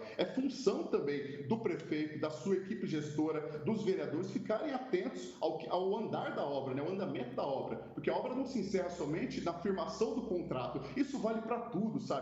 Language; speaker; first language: Portuguese; native; Portuguese